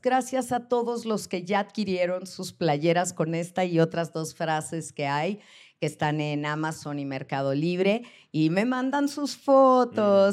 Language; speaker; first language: Spanish; native; Spanish